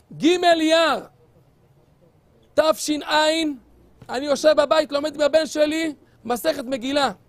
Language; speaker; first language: Hebrew; native; Hebrew